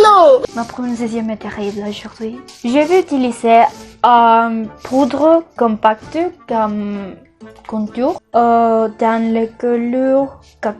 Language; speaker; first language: French; non-native, learner; Spanish